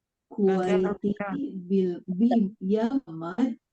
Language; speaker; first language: Arabic; non-native, learner; Indonesian